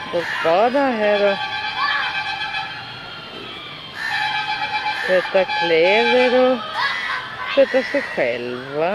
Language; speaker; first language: Swedish; non-native, fluent; Spanish